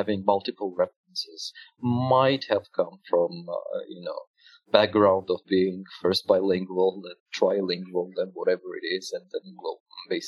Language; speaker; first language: English; non-native, fluent; Russian